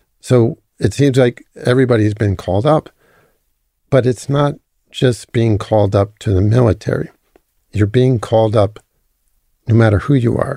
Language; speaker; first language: English; native; English